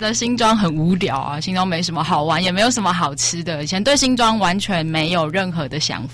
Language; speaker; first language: Chinese; native; Chinese